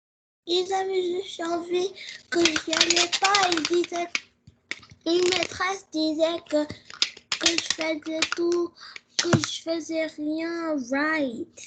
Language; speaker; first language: French; early bilingual, heritage; French